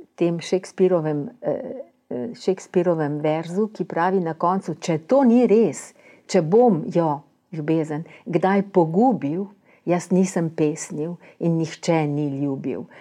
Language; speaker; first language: Slovenian; native; Slovenian